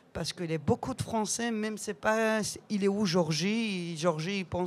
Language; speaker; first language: French; non-native, learner; Georgian